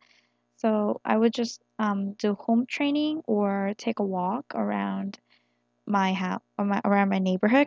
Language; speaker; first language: English; non-native, fluent; Korean